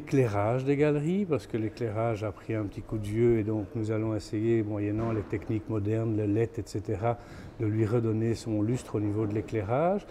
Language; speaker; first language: French; native; French